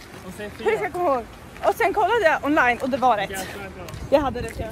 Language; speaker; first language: Swedish; native; Swedish